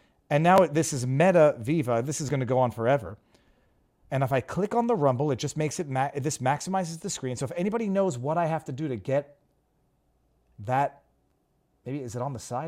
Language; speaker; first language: English; native; English